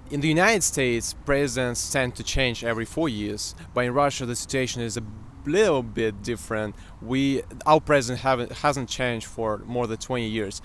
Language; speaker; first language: English; non-native, fluent; Russian